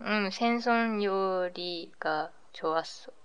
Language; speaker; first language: Korean; non-native, learner; Japanese